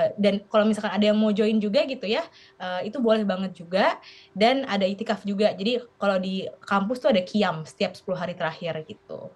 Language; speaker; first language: Indonesian; native; Indonesian